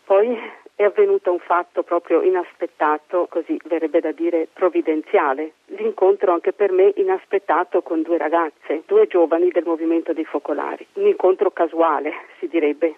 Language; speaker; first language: Italian; native; Italian